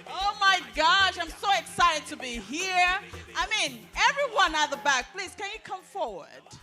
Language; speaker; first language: English; non-native, local second language; Igbo